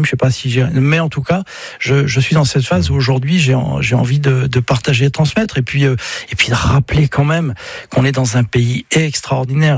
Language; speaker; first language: French; native; French